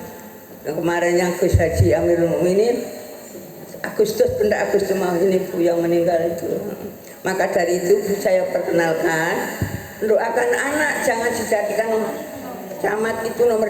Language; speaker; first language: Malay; non-native, local second language; Javanese